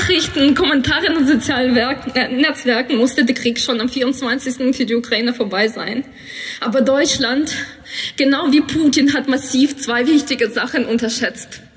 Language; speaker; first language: German; non-native, fluent; Ukrainian